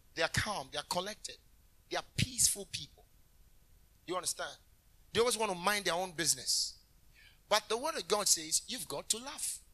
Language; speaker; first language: English; non-native, local second language; Akan